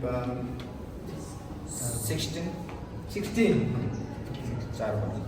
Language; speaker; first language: Hindi; non-native, learner; Bangla